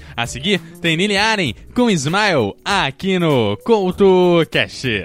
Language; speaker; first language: Portuguese; native; Portuguese